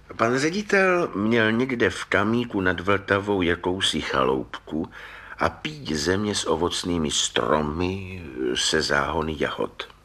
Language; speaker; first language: Czech; native; Czech